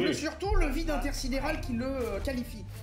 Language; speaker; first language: French; native; French